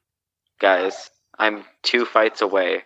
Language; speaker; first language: English; native; English